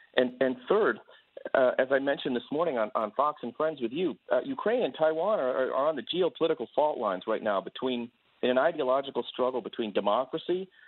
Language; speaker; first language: English; native; English